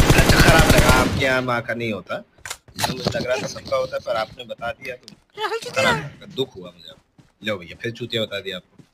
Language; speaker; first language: Hindi; native; Hindi